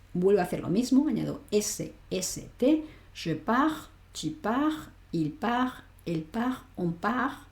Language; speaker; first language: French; non-native, fluent; Spanish